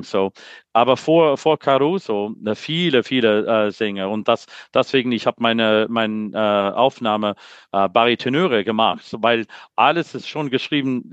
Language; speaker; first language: German; non-native, learner; English